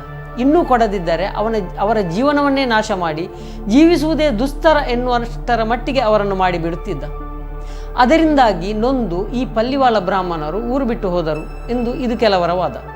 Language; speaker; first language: Kannada; native; Kannada